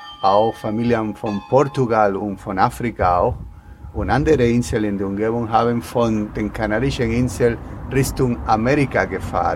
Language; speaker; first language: German; non-native, learner; Spanish